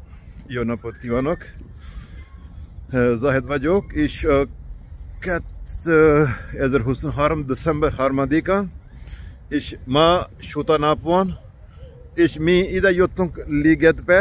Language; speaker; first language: Hungarian; non-native, learner; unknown